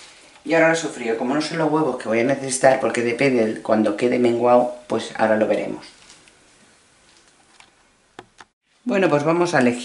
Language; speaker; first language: Spanish; native; Spanish